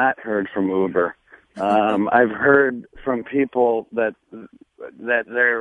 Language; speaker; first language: English; native; English